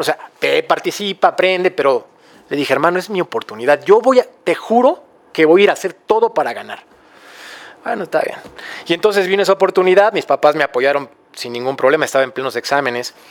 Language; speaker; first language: Spanish; native; Spanish